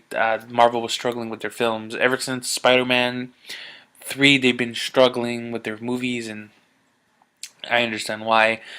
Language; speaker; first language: English; native; English